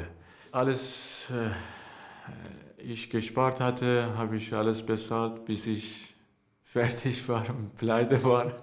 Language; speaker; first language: German; non-native, learner; Persian